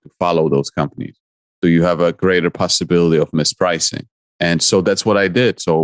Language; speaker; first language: English; non-native, fluent; Polish